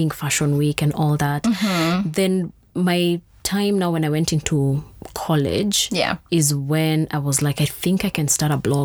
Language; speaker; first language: English; non-native, local second language; Kikuyu